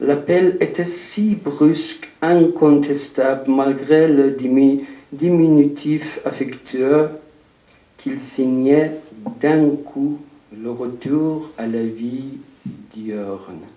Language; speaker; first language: French; non-native, fluent; Persian